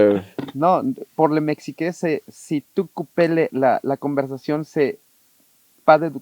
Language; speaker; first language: French; non-native, learner; Spanish